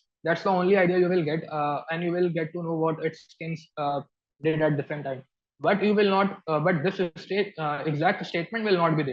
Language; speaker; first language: English; non-native, local second language; Hindi